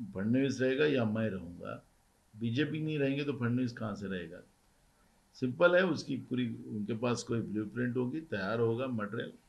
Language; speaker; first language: Hindi; non-native, local second language; Marathi